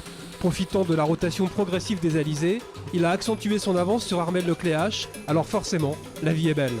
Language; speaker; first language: French; native; French